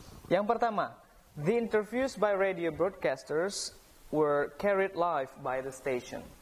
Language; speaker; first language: English; non-native, fluent; Indonesian